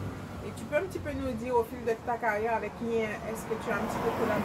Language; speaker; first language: French; native; French